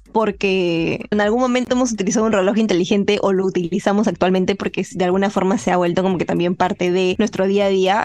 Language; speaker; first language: Spanish; native; Spanish